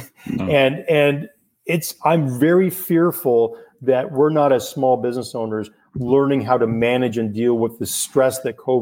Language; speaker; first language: English; native; English